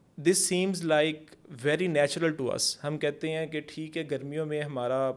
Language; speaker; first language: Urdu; non-native, local second language; Punjabi